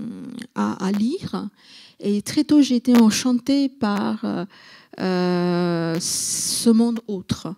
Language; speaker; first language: French; non-native, fluent; Bangla